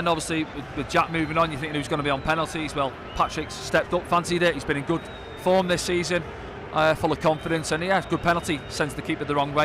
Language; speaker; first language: English; native; English